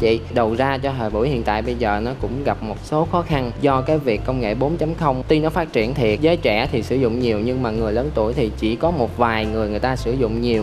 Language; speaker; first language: Vietnamese; native; Vietnamese